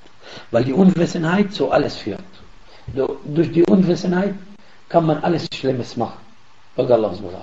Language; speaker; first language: German; non-native, fluent; Arabic